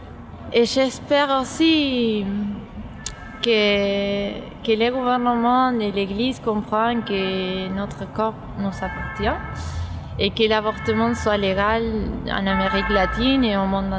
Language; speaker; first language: French; non-native, fluent; Spanish